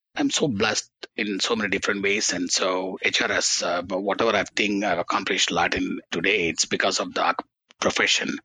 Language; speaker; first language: English; non-native, local second language; Tamil